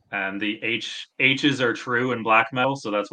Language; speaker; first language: English; native; English